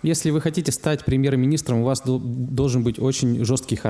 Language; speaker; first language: Russian; native; Russian